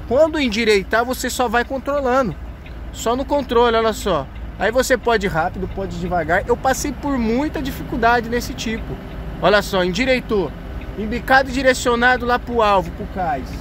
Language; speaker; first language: Portuguese; native; Portuguese